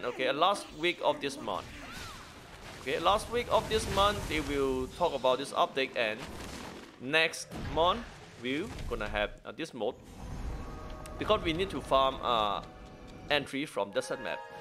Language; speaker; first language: English; non-native, learner; Thai